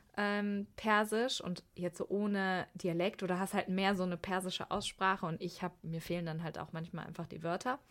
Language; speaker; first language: German; early bilingual, other home language; Persian